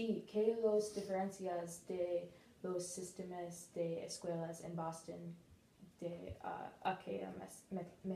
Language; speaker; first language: Spanish; non-native, learner; English